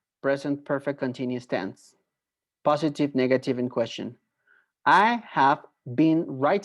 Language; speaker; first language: English; non-native, fluent; Spanish